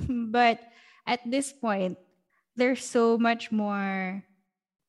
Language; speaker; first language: English; non-native, local second language; Filipino